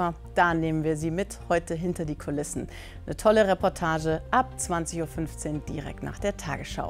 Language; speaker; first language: German; native; German